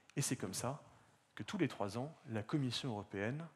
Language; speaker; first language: French; native; French